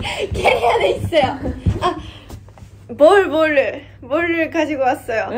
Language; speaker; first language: Korean; non-native, fluent; Japanese